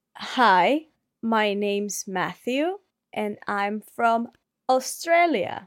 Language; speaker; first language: English; non-native, learner; Spanish